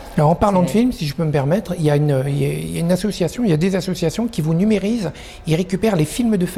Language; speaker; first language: French; native; French